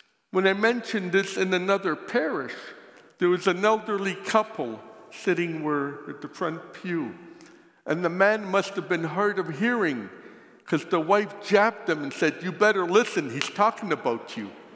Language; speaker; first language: English; native; English